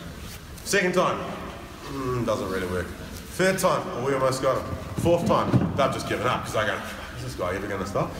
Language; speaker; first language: English; native; English